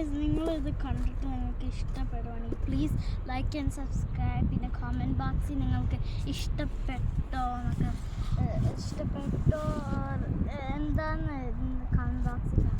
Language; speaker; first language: Malayalam; early bilingual, heritage; Malayalam